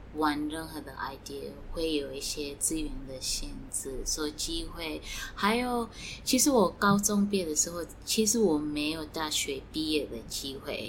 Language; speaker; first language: Chinese; non-native, fluent; Swati